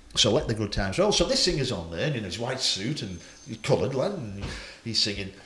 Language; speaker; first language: English; native; English